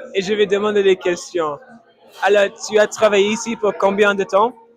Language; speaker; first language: French; non-native, learner; English